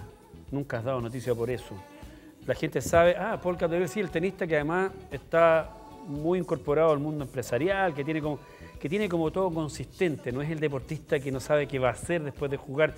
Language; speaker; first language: Spanish; native; Spanish